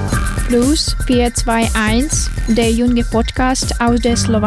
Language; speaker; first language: German; non-native, fluent; Ukrainian